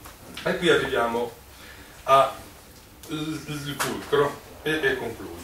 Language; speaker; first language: Italian; native; Italian